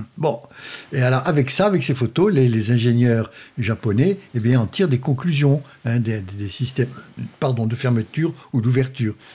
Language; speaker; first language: French; native; French